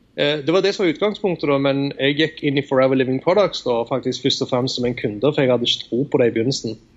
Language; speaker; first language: Norwegian; early bilingual, other home language; Tamil